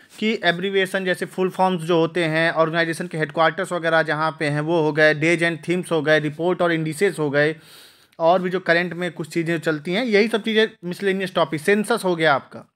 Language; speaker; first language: Hindi; native; Hindi